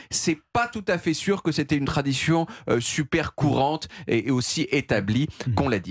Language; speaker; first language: French; native; French